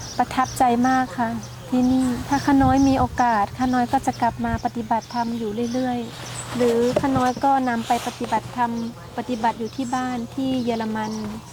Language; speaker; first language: Thai; native; Thai